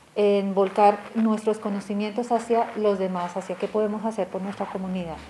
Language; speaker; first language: Spanish; native; Spanish